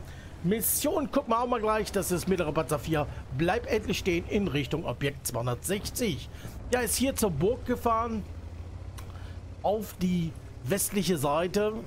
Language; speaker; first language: German; native; German